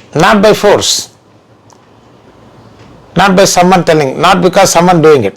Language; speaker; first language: English; non-native, local second language; Telugu